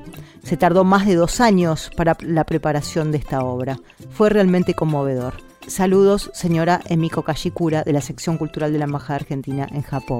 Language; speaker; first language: Spanish; native; Spanish